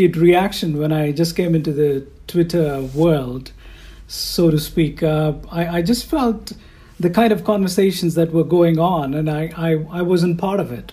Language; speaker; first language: English; non-native, local second language; Tamil